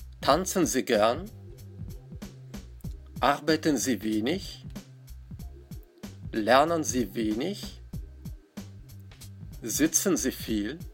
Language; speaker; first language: German; non-native, fluent; Russian